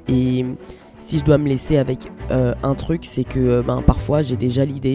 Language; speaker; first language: French; native; French